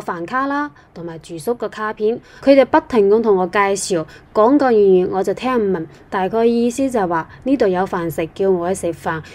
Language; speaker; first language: Chinese; native; Chinese